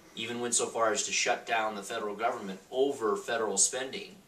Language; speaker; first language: English; native; English